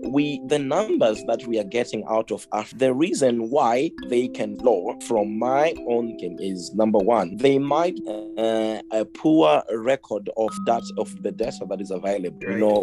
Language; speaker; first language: English; non-native, local second language; Shona